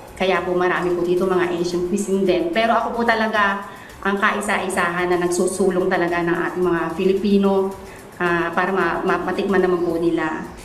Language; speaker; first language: Filipino; native; Filipino